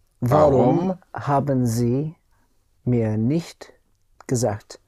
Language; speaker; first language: German; non-native, learner; English